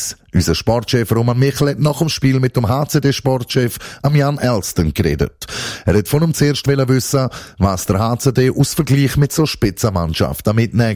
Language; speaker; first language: German; native; German